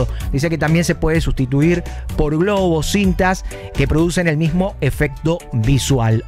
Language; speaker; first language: Spanish; native; Spanish